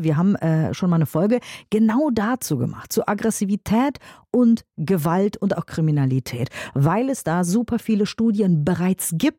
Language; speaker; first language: German; native; German